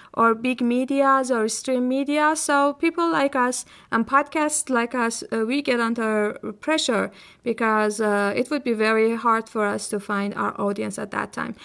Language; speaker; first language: English; non-native, fluent; Persian